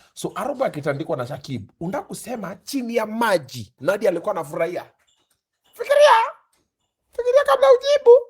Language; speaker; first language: Swahili; native; Swahili